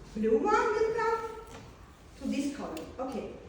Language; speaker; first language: English; non-native, fluent; Armenian